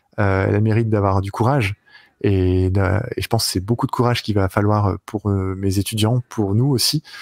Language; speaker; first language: French; native; French